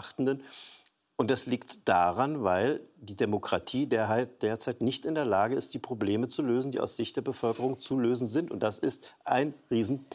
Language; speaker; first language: German; native; German